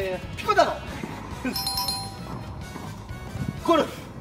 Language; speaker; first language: Japanese; native; Japanese